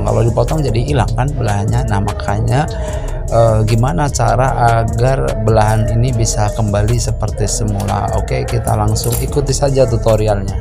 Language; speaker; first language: Indonesian; native; Indonesian